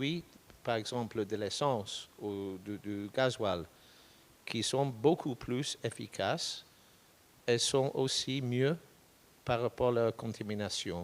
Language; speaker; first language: French; non-native, fluent; English